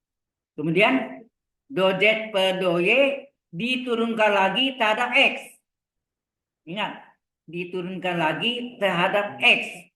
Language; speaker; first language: Indonesian; native; Indonesian